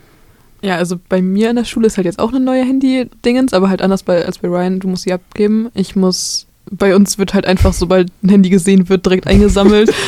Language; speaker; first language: German; native; German